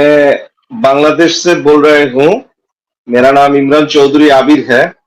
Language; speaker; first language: Hindi; non-native, learner; Bangla